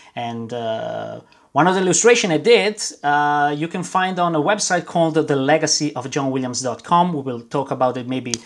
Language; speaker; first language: English; non-native, fluent; Italian